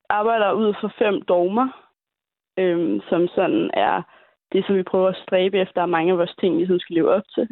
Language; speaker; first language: Danish; native; Danish